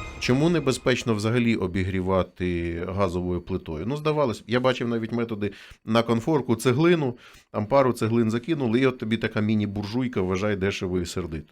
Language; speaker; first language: Ukrainian; native; Ukrainian